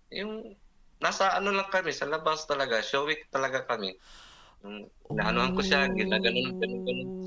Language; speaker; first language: Filipino; non-native, local second language; Cebuano